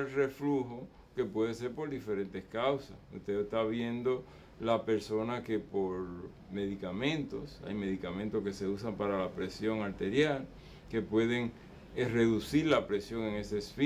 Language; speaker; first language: Spanish; native; Spanish